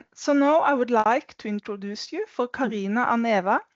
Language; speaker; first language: English; non-native, fluent; Norwegian